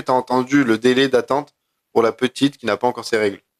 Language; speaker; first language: French; native; French